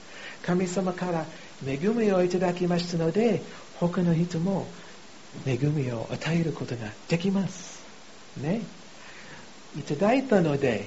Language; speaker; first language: Japanese; non-native, fluent; English